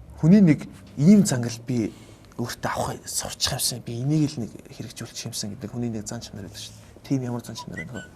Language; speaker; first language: Mongolian; native; Mongolian